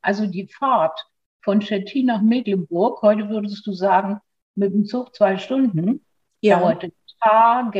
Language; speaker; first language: German; native; German